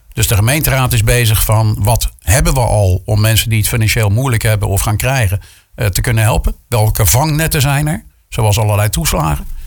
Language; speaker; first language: Dutch; native; Dutch